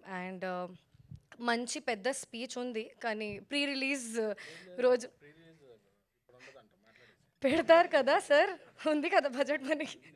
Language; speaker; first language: Telugu; non-native, fluent; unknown